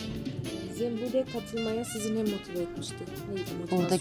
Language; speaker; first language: Turkish; native; Turkish